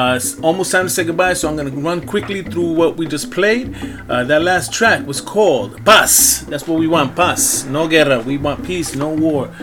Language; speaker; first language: English; early bilingual, other home language; Spanish